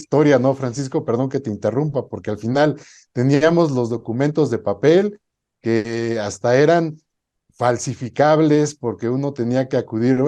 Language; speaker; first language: Spanish; native; Spanish